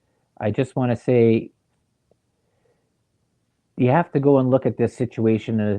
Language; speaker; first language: English; native; English